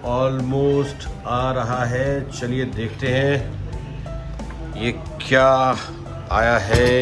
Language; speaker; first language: Hindi; native; Hindi